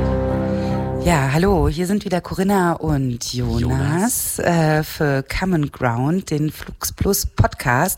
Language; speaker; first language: German; native; German